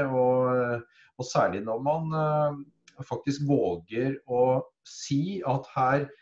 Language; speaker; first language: Norwegian; native; Norwegian